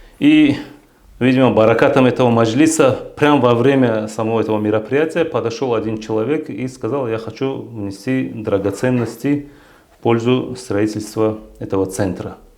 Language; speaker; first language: Russian; non-native, local second language; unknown